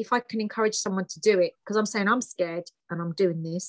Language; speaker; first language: English; early bilingual, other home language; Greek